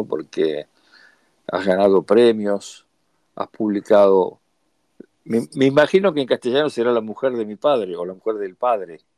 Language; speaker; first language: Spanish; native; Spanish